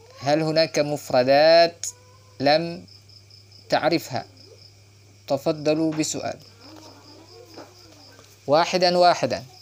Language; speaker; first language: Arabic; non-native, fluent; Indonesian